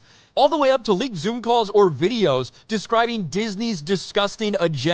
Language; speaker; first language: English; native; English